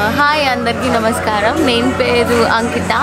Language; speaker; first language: Telugu; non-native, learner; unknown